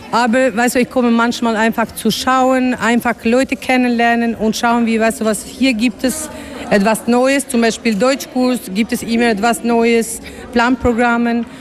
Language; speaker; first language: German; non-native, learner; Albanian